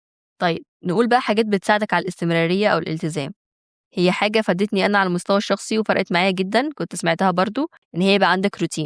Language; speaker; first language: Arabic; native; Arabic